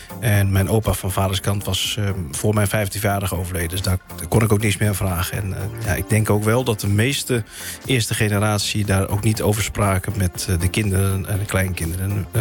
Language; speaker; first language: Dutch; native; Dutch